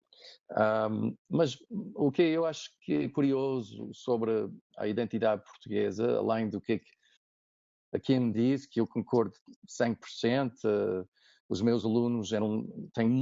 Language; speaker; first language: Portuguese; non-native, fluent; English